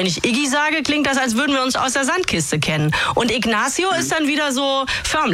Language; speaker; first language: German; native; German